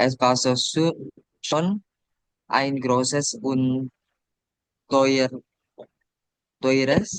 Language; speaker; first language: German; non-native, learner; Indonesian